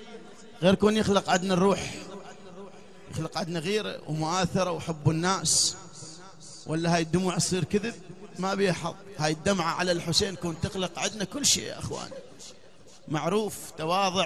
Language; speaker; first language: Arabic; native; Arabic